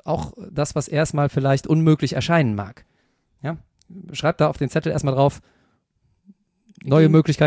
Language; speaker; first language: German; native; German